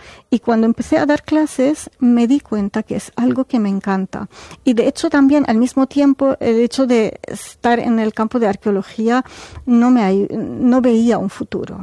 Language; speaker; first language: Spanish; non-native, fluent; Arabic